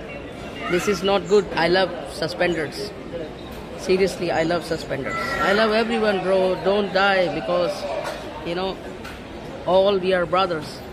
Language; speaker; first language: English; non-native, learner; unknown